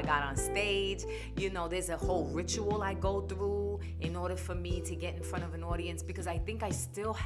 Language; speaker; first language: English; native; English